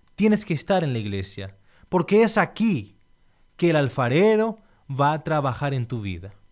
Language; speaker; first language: Spanish; non-native, fluent; Portuguese